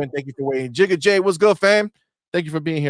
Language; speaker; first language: English; native; English